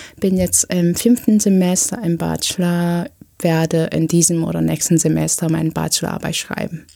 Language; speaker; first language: German; non-native, fluent; Korean